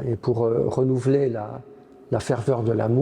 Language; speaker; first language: French; native; French